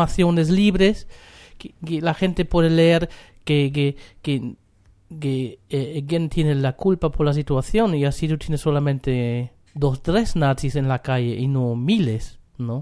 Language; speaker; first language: Spanish; non-native, fluent; German